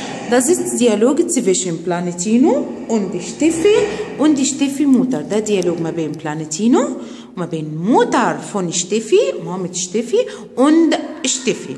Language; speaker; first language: German; non-native, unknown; Arabic